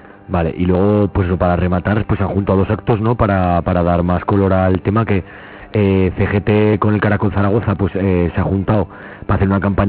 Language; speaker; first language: Spanish; native; Spanish